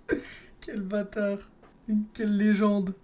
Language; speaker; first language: French; native; French